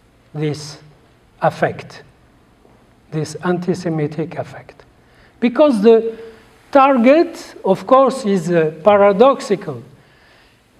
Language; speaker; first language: English; non-native, fluent; Arabic